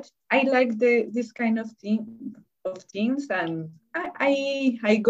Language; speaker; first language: English; non-native, learner; Spanish